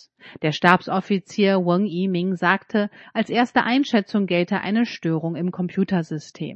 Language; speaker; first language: German; native; German